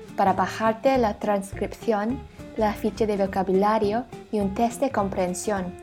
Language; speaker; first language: Spanish; native; Spanish